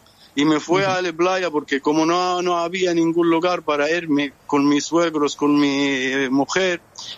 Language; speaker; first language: Spanish; non-native, fluent; Arabic